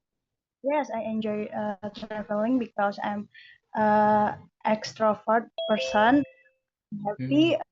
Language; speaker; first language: English; non-native, learner; Indonesian